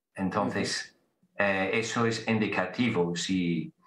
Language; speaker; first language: Spanish; non-native, fluent; English